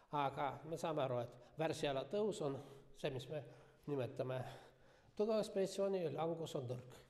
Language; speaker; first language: Estonian; non-native, local second language; Russian